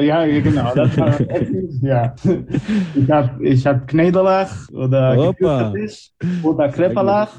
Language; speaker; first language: German; non-native, fluent; Hebrew